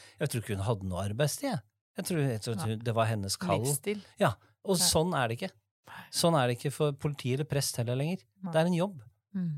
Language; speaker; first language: Norwegian; native; Norwegian